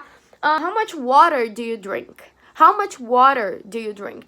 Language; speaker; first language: English; non-native, fluent; Portuguese